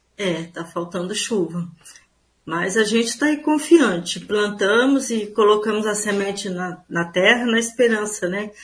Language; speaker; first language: Portuguese; native; Portuguese